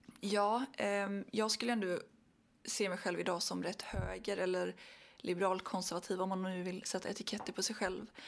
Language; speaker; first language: Swedish; early bilingual, other home language; Arabic